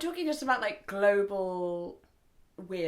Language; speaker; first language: English; native; English